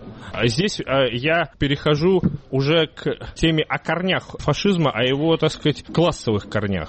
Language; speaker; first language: Russian; native; Russian